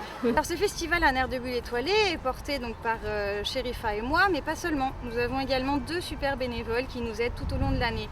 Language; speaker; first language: French; native; French